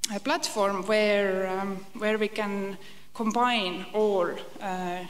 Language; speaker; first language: English; non-native, fluent; Estonian